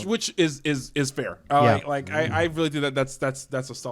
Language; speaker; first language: English; native; English